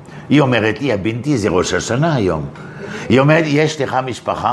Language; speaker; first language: Hebrew; non-native, fluent; French